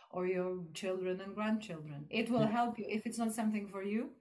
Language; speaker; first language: English; non-native, fluent; Polish